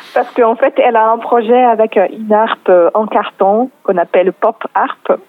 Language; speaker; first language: French; non-native, fluent; Portuguese